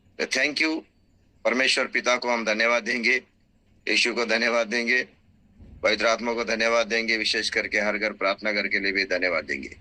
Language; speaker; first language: Hindi; non-native, local second language; Marathi